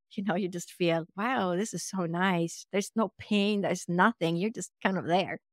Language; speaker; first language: English; non-native, fluent; Swedish